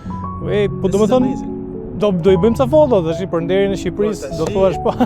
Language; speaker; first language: Albanian; native; Albanian